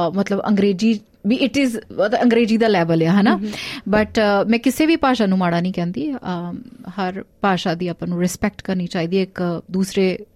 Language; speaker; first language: Punjabi; early bilingual, heritage; Punjabi